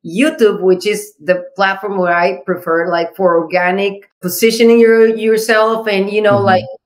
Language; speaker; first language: English; non-native, fluent; Spanish